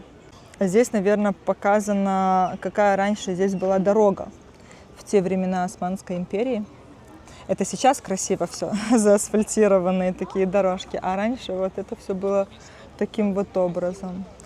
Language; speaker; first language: Russian; native; Russian